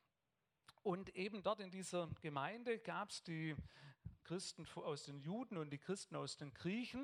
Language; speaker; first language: German; native; German